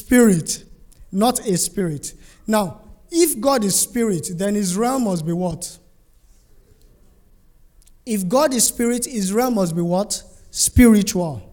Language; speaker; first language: English; non-native, local second language; Yoruba